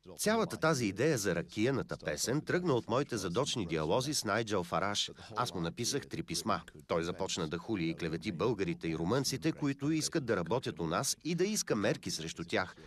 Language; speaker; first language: Bulgarian; non-native, fluent; English